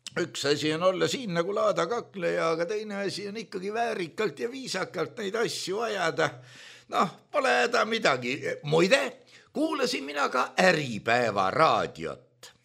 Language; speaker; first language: Estonian; native; Estonian